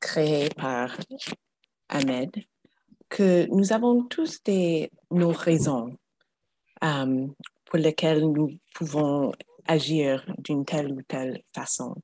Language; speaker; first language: French; non-native, fluent; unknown